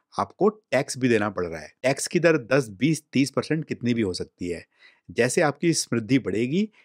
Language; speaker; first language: Hindi; native; Hindi